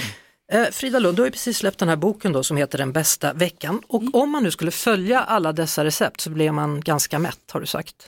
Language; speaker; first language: Swedish; native; Swedish